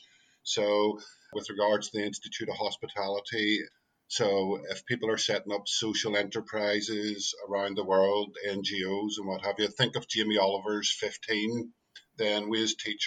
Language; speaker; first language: English; native; English